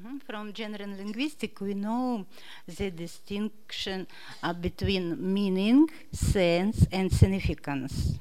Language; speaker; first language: English; non-native, fluent; Russian